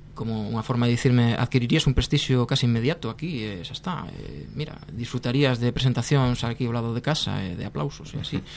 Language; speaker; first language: Galician; non-native, local second language; Spanish